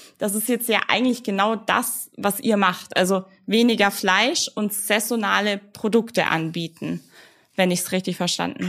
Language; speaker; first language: German; native; German